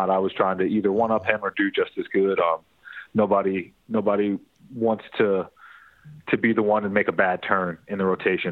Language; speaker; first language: English; native; English